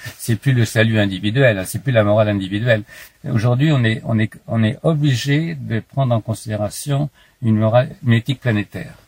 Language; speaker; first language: French; native; French